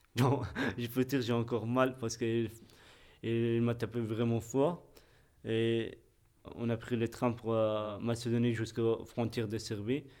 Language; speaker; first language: French; non-native, fluent; Persian